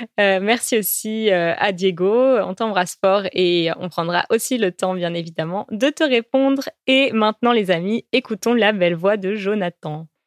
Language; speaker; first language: French; native; French